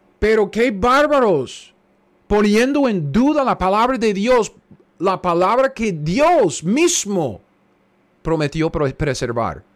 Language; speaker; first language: Spanish; non-native, fluent; English